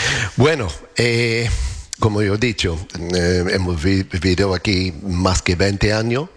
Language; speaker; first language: Spanish; non-native, learner; English